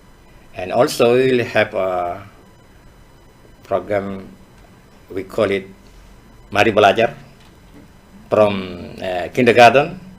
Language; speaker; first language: English; non-native, fluent; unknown